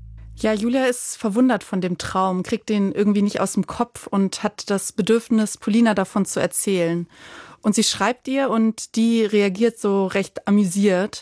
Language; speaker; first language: German; native; German